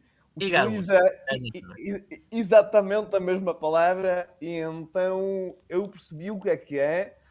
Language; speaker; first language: Portuguese; non-native, fluent; Italian